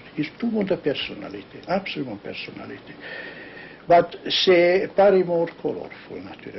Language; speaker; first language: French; non-native, learner; Hungarian